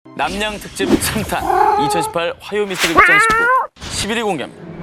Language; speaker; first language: Korean; native; Korean